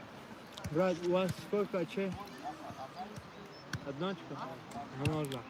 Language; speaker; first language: Russian; non-native, local second language; Lezghian